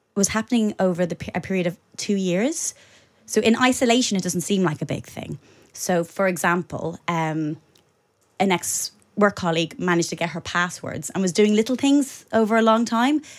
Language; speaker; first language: English; native; English